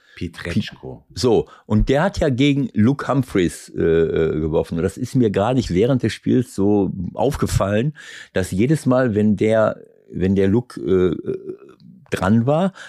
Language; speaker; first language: German; native; German